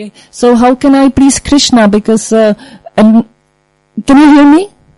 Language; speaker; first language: English; non-native, fluent; Czech